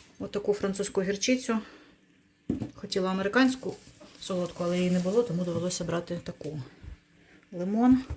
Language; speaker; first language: Ukrainian; non-native, local second language; Russian